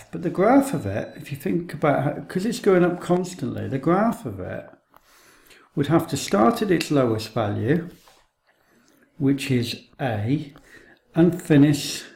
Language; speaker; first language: English; native; English